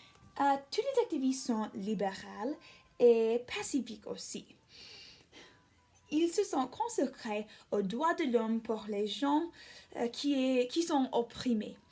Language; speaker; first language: French; non-native, learner; English